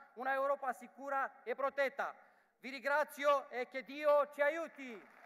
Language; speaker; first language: Italian; non-native, learner; Romanian